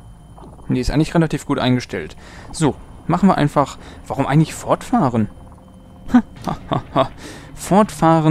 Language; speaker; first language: German; native; German